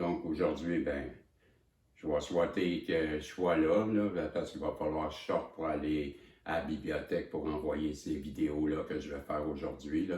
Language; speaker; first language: French; native; French